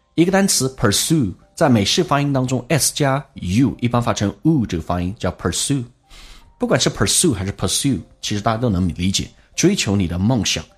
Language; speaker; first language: Chinese; native; Chinese